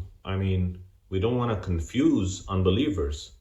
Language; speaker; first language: English; non-native, fluent; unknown